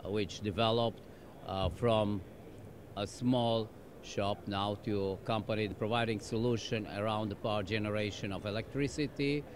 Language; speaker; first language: English; non-native, fluent; German